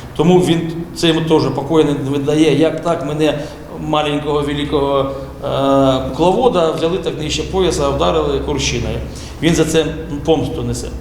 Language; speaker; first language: Ukrainian; native; Ukrainian